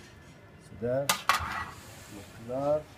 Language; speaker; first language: Swedish; non-native, learner; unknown